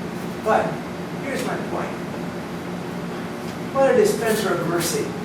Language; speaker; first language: English; native; English